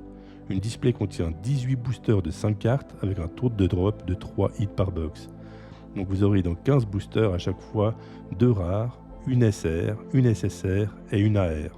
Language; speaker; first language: French; native; French